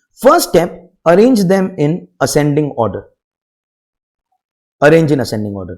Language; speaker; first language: English; non-native, local second language; Hindi